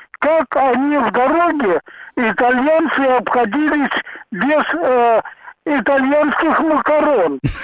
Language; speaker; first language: Russian; native; Russian